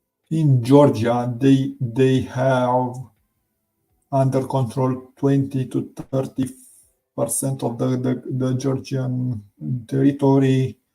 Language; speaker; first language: English; non-native, learner; Romanian